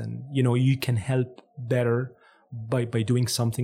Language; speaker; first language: English; non-native, fluent; Arabic